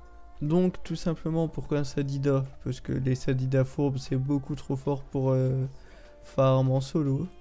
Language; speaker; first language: French; native; French